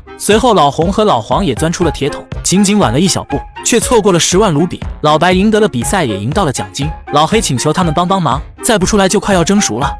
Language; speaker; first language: Chinese; native; Chinese